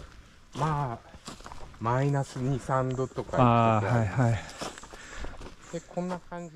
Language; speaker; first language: Japanese; native; Japanese